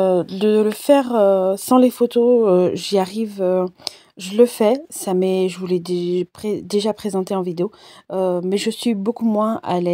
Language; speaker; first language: French; native; French